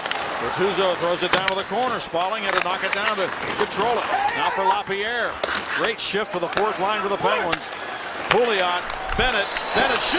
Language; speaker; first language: English; native; English